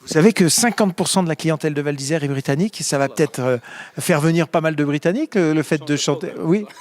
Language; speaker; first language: French; native; French